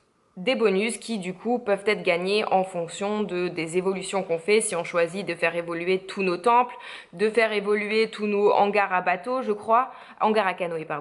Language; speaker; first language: French; native; French